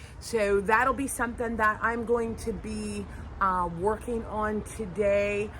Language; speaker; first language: English; native; English